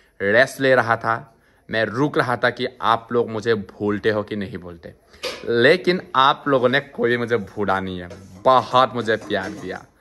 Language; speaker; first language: Hindi; non-native, local second language; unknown